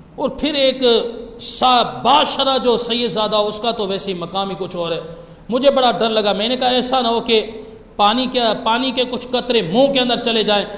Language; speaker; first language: Urdu; non-native, local second language; Sindhi